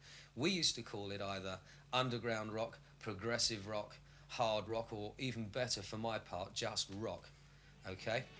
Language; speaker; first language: English; native; English